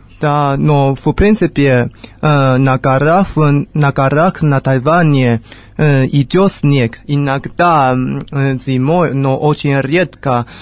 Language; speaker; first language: Russian; non-native, learner; Chinese